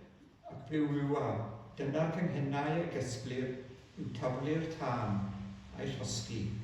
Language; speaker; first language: Welsh; native; Welsh